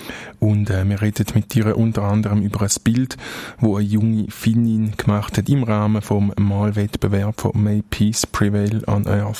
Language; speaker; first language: German; native; German